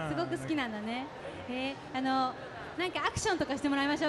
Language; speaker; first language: Japanese; native; Japanese